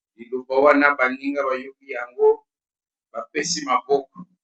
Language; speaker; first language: Lingala; non-native, local second language; Kongo